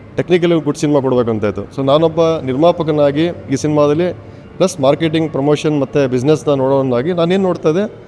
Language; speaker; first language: Kannada; native; Kannada